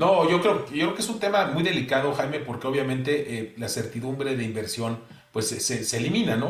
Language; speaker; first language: Spanish; native; Spanish